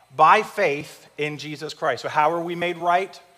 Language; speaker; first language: English; native; English